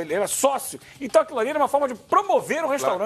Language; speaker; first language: Portuguese; native; Portuguese